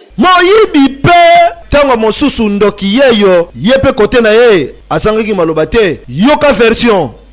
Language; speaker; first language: Lingala; non-native, local second language; Kongo